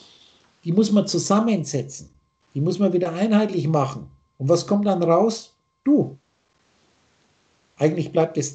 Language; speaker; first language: German; native; German